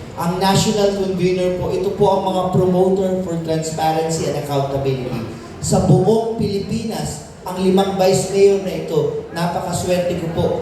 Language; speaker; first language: Filipino; non-native, local second language; Pangasinan